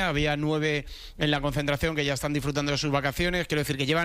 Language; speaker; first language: Spanish; native; Spanish